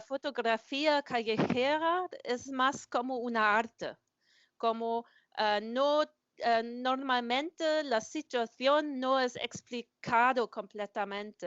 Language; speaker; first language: Spanish; non-native, learner; German